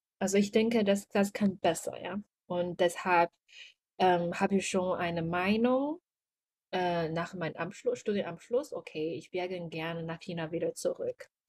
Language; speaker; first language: German; non-native, learner; Chinese